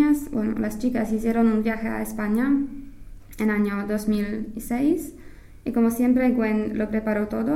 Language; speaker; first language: Spanish; non-native, fluent; English